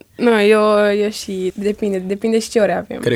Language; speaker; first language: Romanian; early bilingual, heritage; Romanian